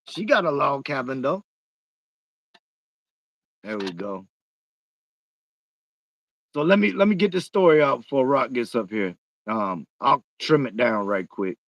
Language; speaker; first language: English; native; English